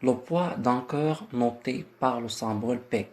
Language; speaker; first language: French; non-native, local second language; Arabic